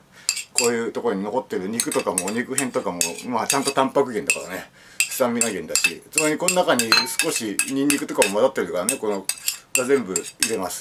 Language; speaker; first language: Japanese; native; Japanese